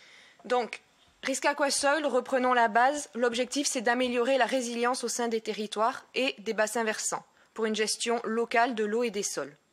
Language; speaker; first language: French; native; French